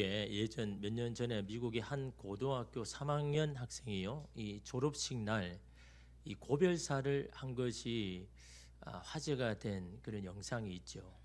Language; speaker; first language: Korean; native; Korean